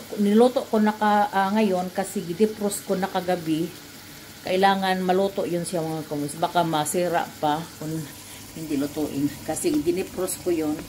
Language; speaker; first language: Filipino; non-native, local second language; Cebuano